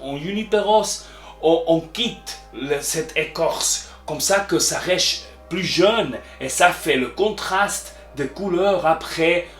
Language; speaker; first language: French; non-native, learner; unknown